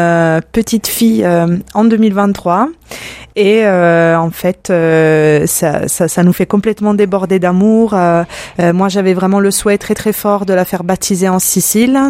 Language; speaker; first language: French; non-native, fluent; Italian